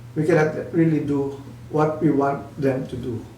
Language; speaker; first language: English; non-native, local second language; Filipino